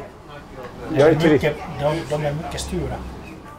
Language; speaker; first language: Swedish; non-native, local second language; Finnish